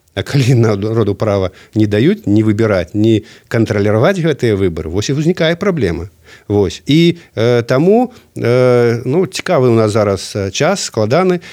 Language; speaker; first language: Belarusian; native; Belarusian